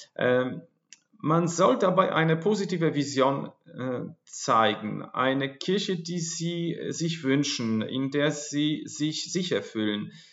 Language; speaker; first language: German; non-native, fluent; Polish